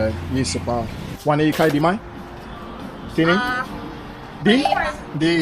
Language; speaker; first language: Thai; non-native, learner; English